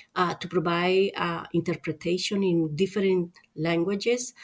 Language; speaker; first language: English; non-native, fluent; Spanish